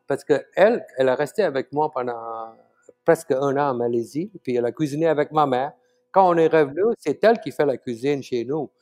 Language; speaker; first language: French; non-native, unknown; Tamil